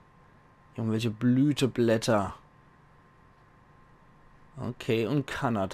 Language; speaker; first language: German; native; German